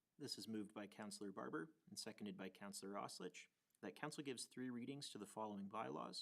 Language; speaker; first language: English; native; English